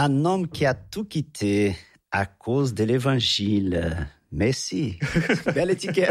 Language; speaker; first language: French; non-native, fluent; Portuguese